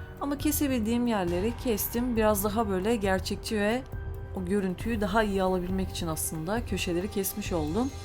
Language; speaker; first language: Turkish; native; Turkish